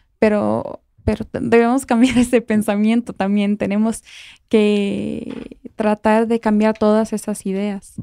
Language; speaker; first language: Spanish; non-native, fluent; Arabic